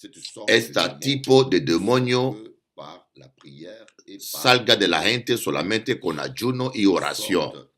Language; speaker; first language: Spanish; non-native, learner; French